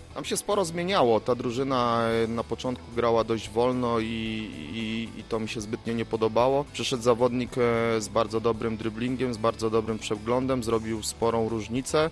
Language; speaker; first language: Polish; native; Polish